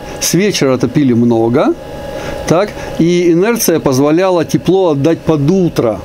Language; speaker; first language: Russian; native; Russian